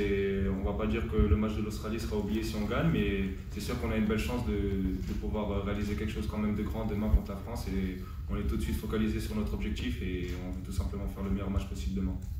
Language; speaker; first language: French; early bilingual, other home language; Arabic